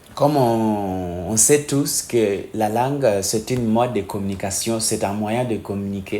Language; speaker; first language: French; non-native, fluent; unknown